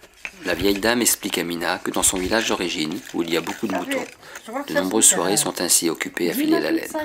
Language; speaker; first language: French; native; French